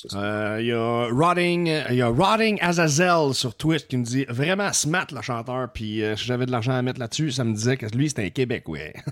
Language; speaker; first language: French; native; French